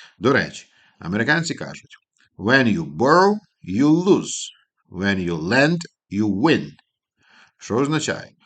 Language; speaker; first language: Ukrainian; native; Ukrainian